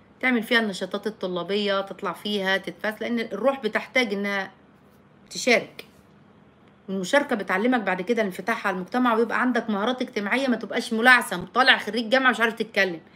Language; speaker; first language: Arabic; native; Arabic